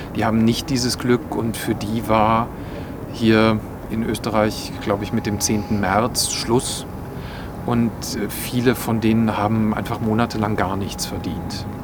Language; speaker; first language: German; native; German